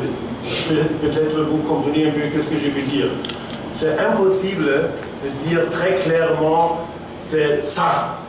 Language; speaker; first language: French; non-native, fluent; German